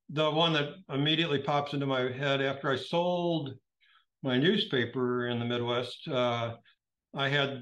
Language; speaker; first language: English; native; English